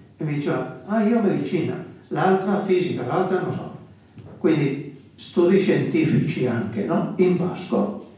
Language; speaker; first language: Italian; non-native, fluent; Basque